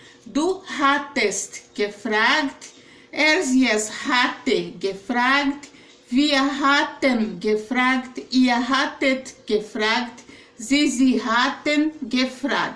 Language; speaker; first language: German; non-native, fluent; Portuguese